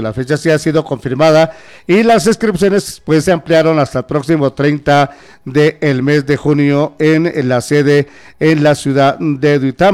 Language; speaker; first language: Spanish; native; Spanish